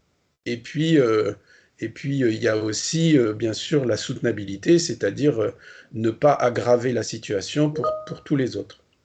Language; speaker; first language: French; native; French